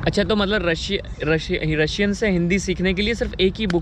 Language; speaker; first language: Hindi; native; Hindi